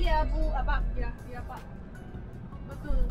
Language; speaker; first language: Indonesian; non-native, fluent; Vietnamese